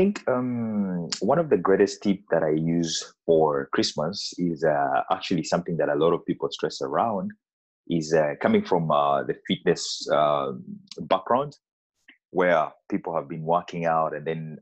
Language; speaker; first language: English; non-native, local second language; Ganda